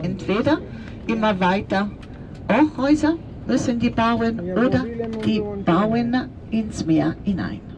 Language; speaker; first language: German; non-native, fluent; Italian